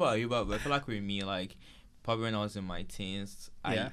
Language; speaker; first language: English; non-native, local second language; Yoruba